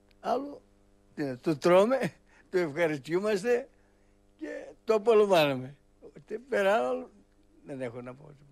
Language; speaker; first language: Greek; native; Greek